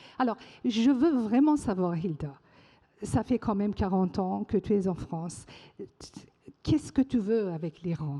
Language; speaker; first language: French; non-native, fluent; Persian